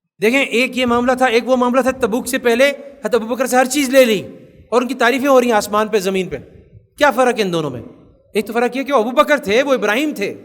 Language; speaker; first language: Urdu; native; Urdu